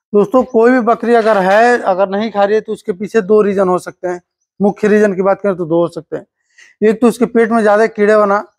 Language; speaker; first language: Hindi; native; Hindi